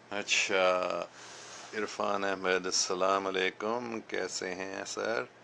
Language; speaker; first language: Urdu; early bilingual, other home language; English